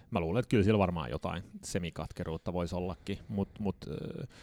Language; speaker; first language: Finnish; early bilingual, heritage; Finnish